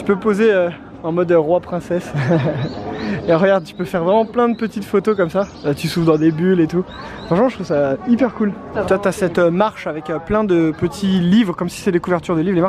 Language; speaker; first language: French; native; French